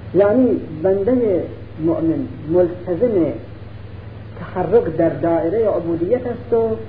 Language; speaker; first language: Persian; non-native, local second language; Central Kurdish